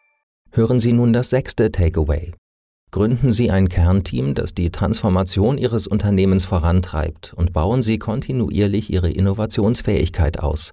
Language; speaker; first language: German; native; German